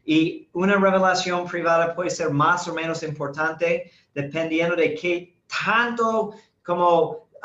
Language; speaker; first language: Spanish; non-native, fluent; English